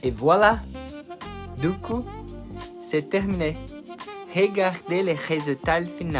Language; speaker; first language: French; non-native, learner; Portuguese